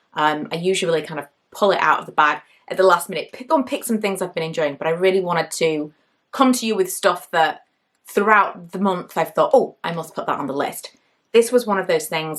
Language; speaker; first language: English; native; English